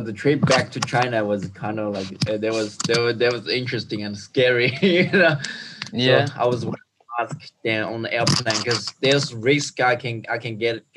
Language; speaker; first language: English; non-native, fluent; Chinese